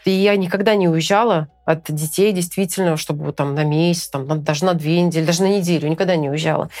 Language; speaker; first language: Russian; native; Russian